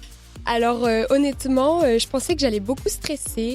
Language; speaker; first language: French; native; French